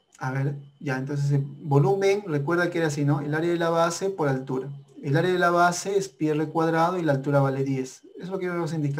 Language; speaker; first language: Spanish; native; Spanish